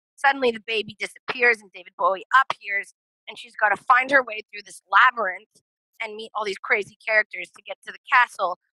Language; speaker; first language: English; native; English